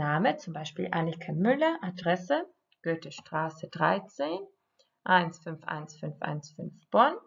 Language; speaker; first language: German; non-native, fluent; Croatian